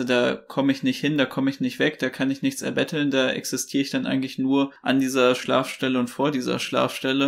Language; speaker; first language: German; native; German